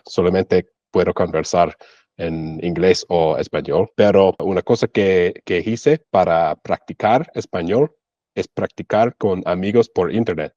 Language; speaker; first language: Spanish; non-native, learner; English